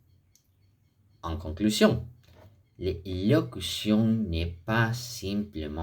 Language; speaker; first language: French; non-native, fluent; Spanish